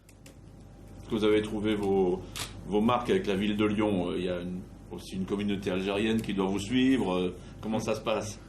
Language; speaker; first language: French; native; French